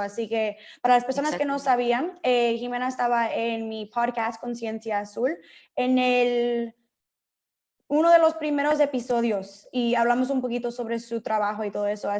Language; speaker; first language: Spanish; early bilingual, heritage; Spanish